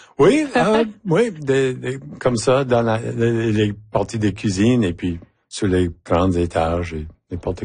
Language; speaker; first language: French; non-native, local second language; English